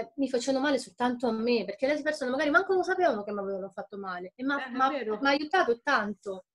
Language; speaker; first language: Italian; non-native, fluent; Ukrainian